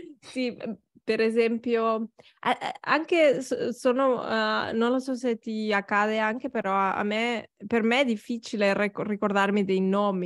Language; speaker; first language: Italian; non-native, learner; Catalan